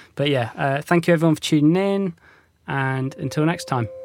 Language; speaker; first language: English; native; English